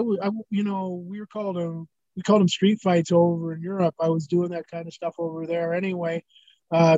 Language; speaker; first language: English; native; English